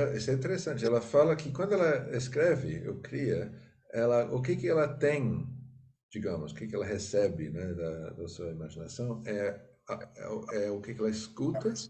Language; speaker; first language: Portuguese; non-native, fluent; English